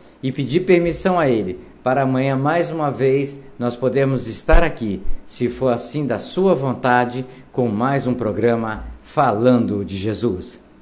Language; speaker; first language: Portuguese; native; Portuguese